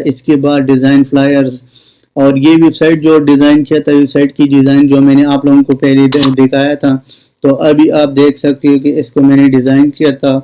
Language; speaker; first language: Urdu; non-native, local second language; Pashto